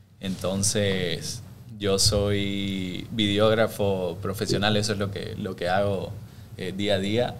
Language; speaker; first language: Spanish; native; Spanish